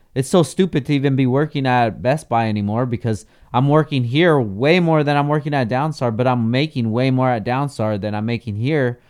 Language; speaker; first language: English; native; English